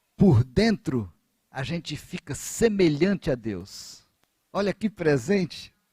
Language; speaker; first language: Portuguese; native; Portuguese